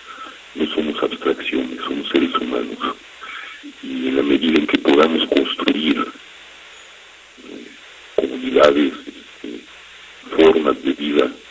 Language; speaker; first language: Spanish; native; Spanish